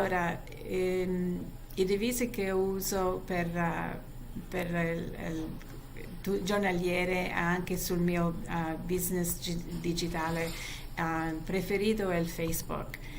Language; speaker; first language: Italian; early bilingual, heritage; Italian